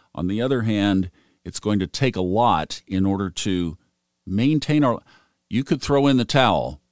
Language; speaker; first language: English; native; English